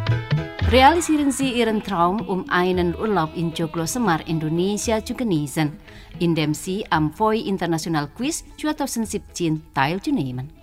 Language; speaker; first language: German; non-native, fluent; Indonesian